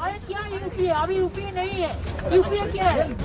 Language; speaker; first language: Hindi; non-native, local second language; Bangla